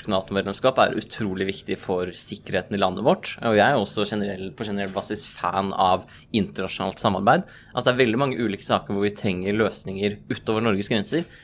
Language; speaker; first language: Norwegian; native; Norwegian